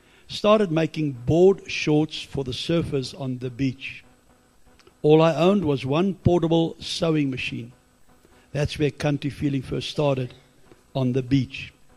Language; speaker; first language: English; non-native, local second language; Afrikaans